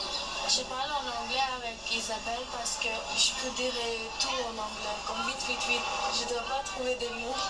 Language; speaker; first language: French; non-native, learner; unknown